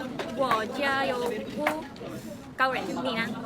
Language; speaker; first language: Chinese; non-native, learner; Filipino